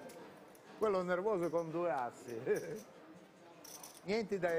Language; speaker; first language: Italian; non-native, learner; Russian